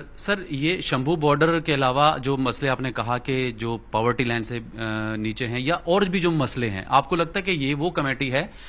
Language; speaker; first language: Hindi; non-native, local second language; Punjabi